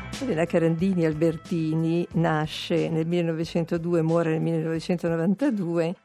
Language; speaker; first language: Italian; native; Italian